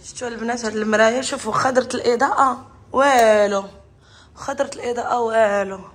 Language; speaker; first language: Arabic; native; Arabic